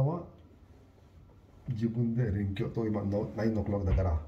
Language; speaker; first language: Japanese; non-native, learner; Hindi